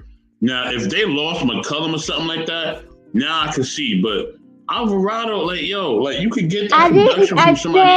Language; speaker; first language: English; native; English